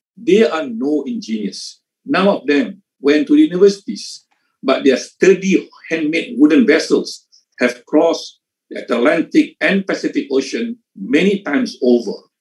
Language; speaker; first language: English; non-native, local second language; Malay